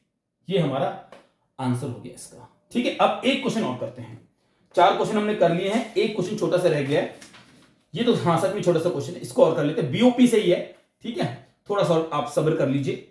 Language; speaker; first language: Hindi; native; Hindi